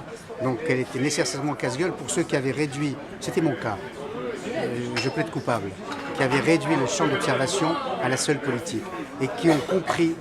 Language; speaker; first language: French; native; French